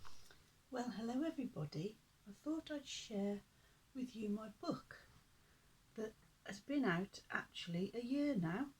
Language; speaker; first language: English; native; English